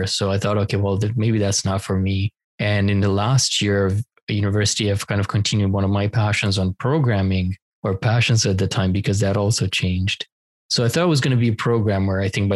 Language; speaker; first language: English; non-native, fluent; Romanian